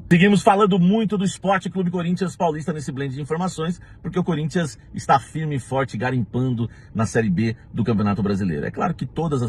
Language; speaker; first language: Portuguese; native; Portuguese